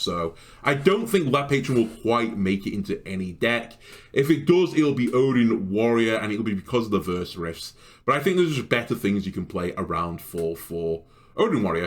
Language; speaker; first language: English; native; English